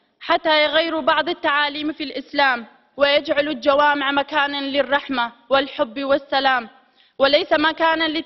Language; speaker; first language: Arabic; non-native, local second language; Kurdish